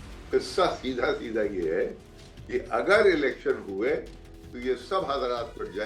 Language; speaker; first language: Hindi; native; Hindi